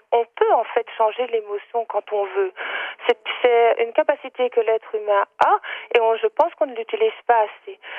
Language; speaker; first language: French; native; French